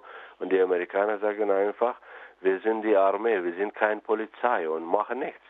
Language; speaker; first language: German; non-native, learner; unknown